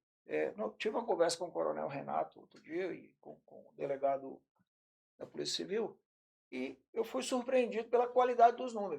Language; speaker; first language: Portuguese; native; Portuguese